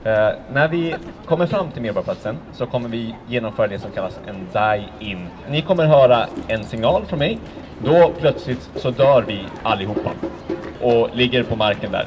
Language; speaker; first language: Swedish; native; Swedish